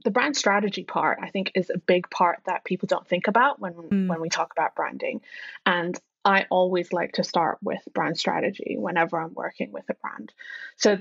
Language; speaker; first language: English; non-native, local second language; Cantonese